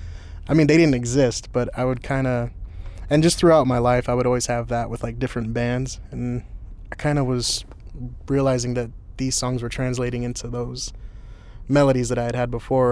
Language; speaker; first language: English; native; English